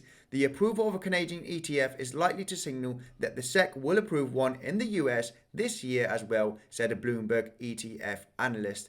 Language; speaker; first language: English; native; English